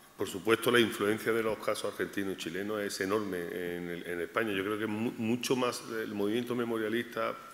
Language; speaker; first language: Spanish; native; Spanish